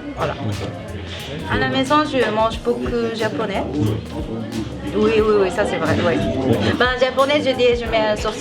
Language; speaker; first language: French; non-native, fluent; Japanese